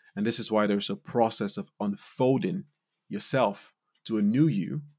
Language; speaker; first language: English; non-native, local second language; Yoruba